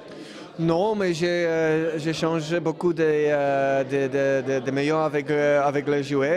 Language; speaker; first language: French; non-native, learner; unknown